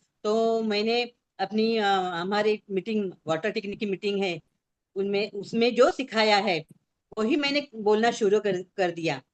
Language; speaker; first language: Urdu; non-native, local second language; Marathi